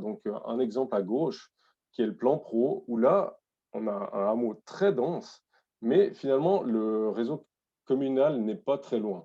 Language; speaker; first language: French; native; French